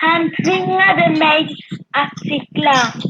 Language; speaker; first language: Swedish; early bilingual, other home language; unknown